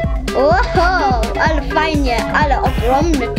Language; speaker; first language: Polish; early bilingual, heritage; Polish